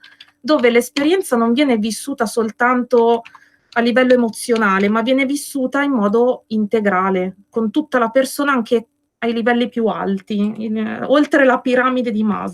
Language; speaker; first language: Italian; native; Italian